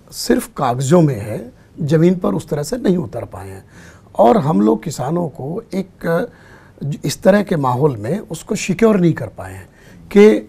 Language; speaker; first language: Hindi; native; Hindi